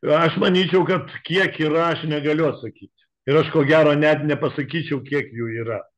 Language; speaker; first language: Lithuanian; native; Lithuanian